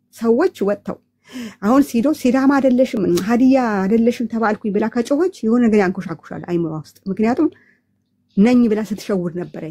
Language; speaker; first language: Amharic; native; Amharic